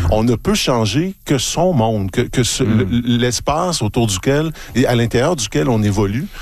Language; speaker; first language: French; native; French